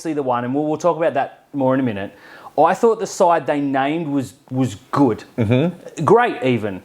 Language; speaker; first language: English; native; English